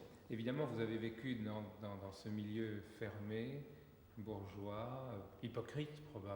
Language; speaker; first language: French; native; French